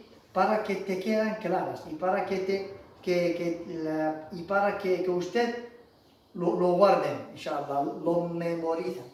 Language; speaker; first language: Spanish; non-native, fluent; Arabic